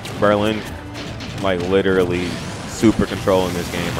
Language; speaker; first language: English; native; English